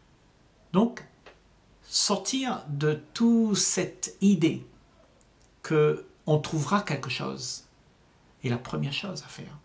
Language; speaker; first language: French; native; French